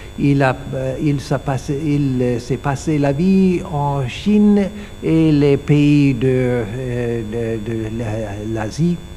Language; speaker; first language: French; non-native, learner; English